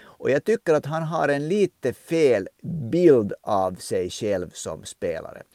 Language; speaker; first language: Swedish; native; Swedish